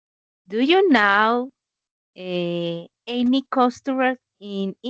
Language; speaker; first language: English; non-native, learner; Spanish